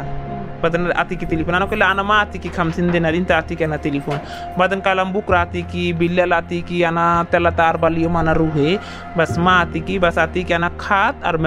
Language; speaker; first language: Arabic; non-native, learner; Bangla